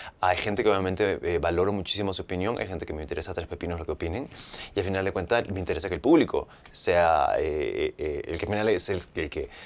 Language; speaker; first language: Spanish; native; Spanish